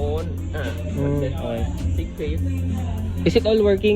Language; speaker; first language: English; non-native, local second language; Filipino